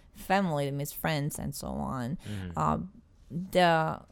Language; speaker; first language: English; non-native, fluent; Italian